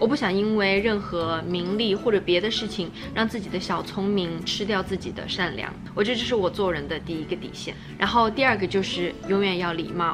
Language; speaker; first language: Chinese; native; Chinese